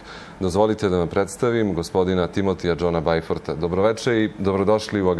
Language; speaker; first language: Croatian; native; Croatian